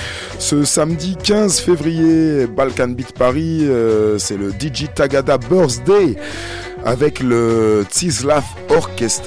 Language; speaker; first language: French; native; French